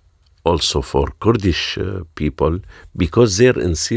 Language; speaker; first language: English; non-native, learner; Arabic